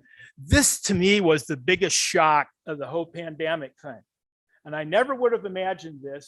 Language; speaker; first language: English; native; English